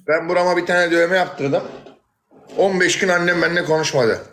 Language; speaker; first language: Turkish; native; Turkish